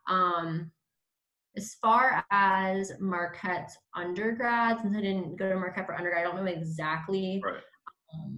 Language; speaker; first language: English; native; English